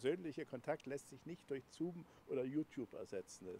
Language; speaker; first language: German; native; German